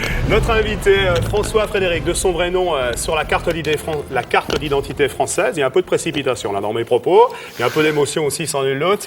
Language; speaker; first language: French; native; French